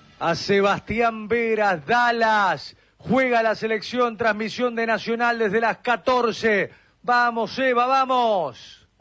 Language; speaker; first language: Spanish; native; Spanish